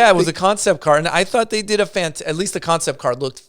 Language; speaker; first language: English; native; English